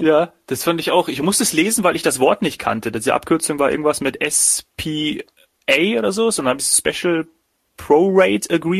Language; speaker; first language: German; native; German